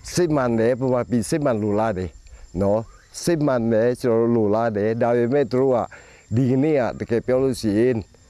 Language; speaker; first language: Burmese; non-native, local second language; Pa'o Karen